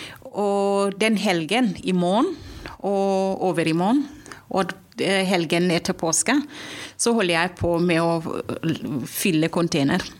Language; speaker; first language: Norwegian; non-native, fluent; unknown